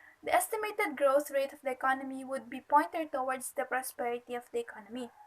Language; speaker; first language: English; non-native, local second language; Filipino